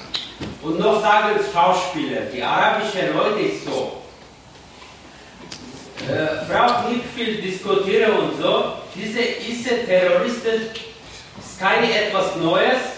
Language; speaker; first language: German; non-native, learner; Kurdish